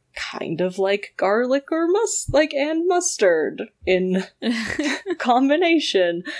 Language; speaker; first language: English; native; English